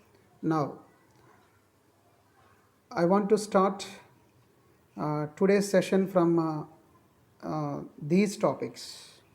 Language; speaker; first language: English; non-native, local second language; Telugu